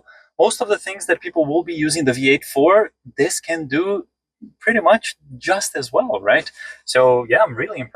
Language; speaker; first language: English; native; English